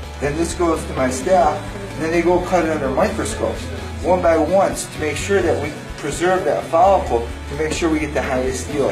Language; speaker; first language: English; native; English